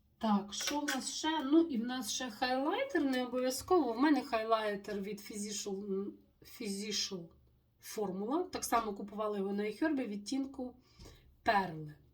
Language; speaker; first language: Ukrainian; non-native, local second language; Russian